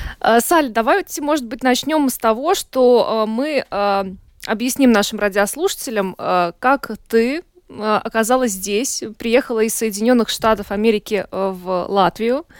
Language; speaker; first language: Russian; native; Russian